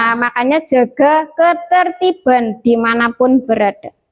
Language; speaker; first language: Indonesian; native; Indonesian